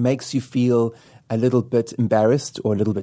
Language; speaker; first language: English; native; English